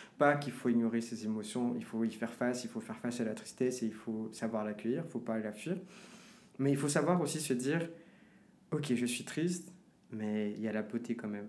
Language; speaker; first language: French; non-native, fluent; Portuguese